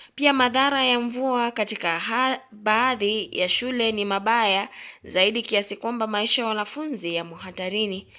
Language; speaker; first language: Swahili; non-native, local second language; Gusii